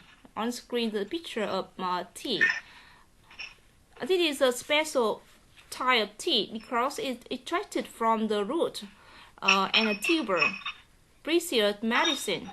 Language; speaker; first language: English; non-native, learner; Vietnamese